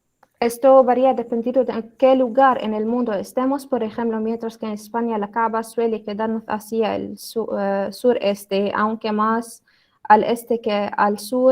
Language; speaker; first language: Spanish; non-native, learner; Arabic